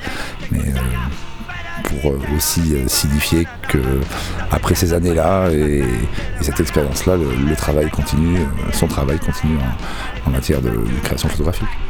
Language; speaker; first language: French; native; French